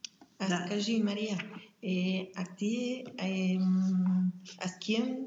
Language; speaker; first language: Russian; non-native, learner; German